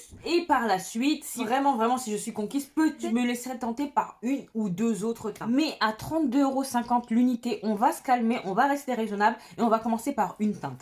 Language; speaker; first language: French; native; French